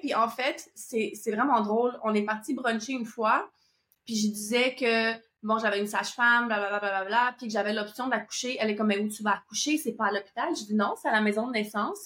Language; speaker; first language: French; native; French